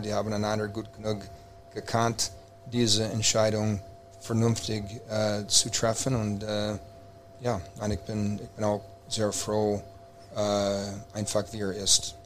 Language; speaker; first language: German; non-native, fluent; English